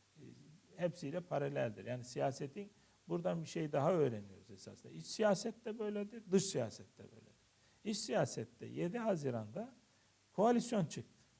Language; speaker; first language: Turkish; native; Turkish